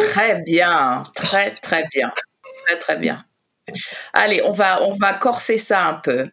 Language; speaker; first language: French; native; French